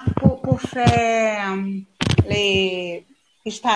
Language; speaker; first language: French; non-native, learner; Portuguese